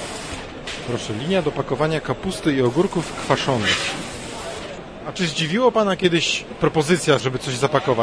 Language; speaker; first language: Polish; native; Polish